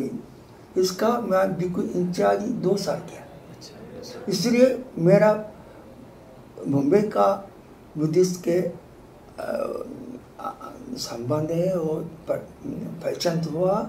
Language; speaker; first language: Hindi; non-native, fluent; Japanese